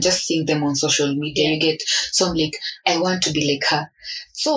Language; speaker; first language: English; non-native, local second language; Swahili